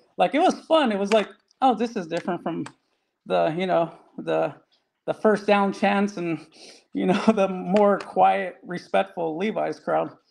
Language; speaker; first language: English; native; English